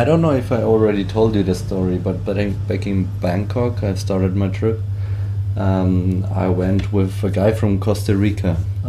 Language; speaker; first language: English; non-native, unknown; German